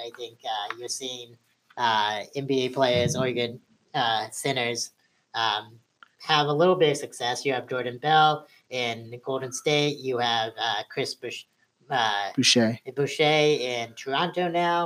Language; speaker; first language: English; native; English